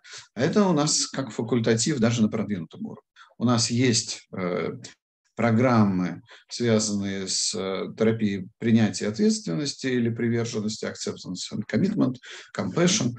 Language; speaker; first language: Russian; native; Russian